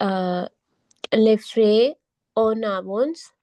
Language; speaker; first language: French; non-native, learner; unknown